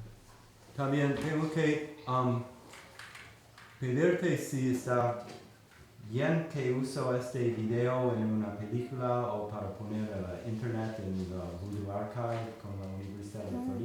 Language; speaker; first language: Spanish; non-native, fluent; English